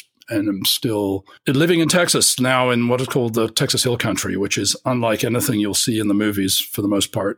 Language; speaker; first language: English; native; English